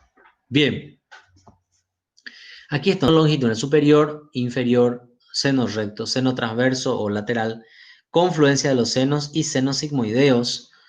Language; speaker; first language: Spanish; native; Spanish